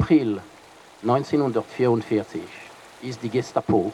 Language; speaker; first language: German; non-native, fluent; French